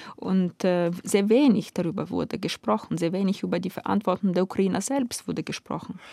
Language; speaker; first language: German; non-native, fluent; Ukrainian